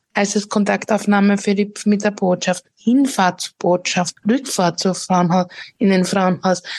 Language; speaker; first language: German; native; German